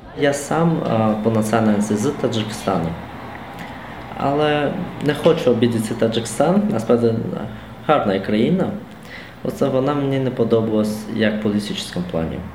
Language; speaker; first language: Ukrainian; non-native, learner; Tajik